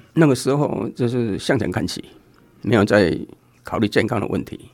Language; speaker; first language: Chinese; native; Chinese